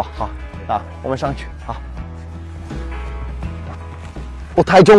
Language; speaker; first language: Chinese; non-native, learner; English